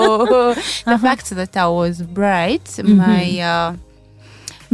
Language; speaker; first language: English; non-native, local second language; Ganda